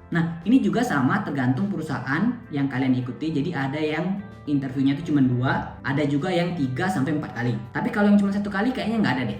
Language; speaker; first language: Indonesian; native; Indonesian